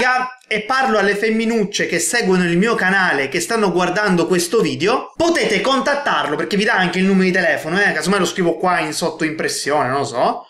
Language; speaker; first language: Italian; native; Italian